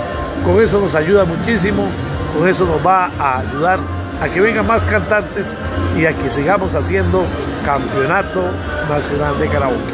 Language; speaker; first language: Spanish; native; Spanish